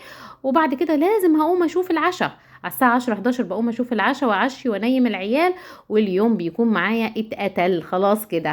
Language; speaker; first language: Arabic; native; Arabic